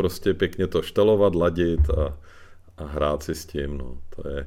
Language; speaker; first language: Czech; native; Czech